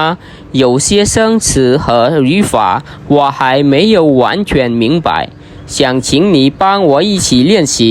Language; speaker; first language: Chinese; non-native, fluent; Khmer